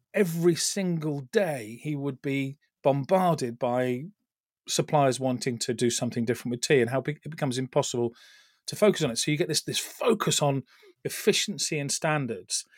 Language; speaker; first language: English; native; English